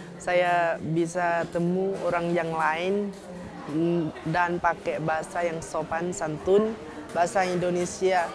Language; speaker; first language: Indonesian; non-native, learner; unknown